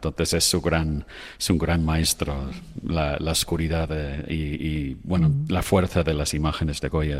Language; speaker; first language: Spanish; non-native, fluent; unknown